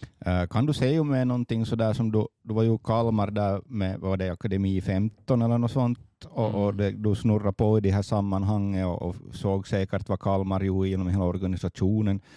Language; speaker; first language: Swedish; native; Swedish